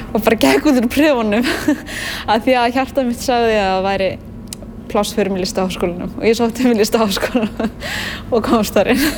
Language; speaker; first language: Icelandic; native; Icelandic